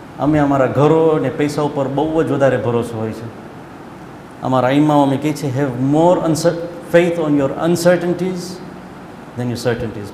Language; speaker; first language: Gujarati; early bilingual, heritage; Gujarati